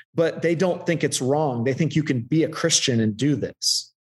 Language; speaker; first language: English; native; English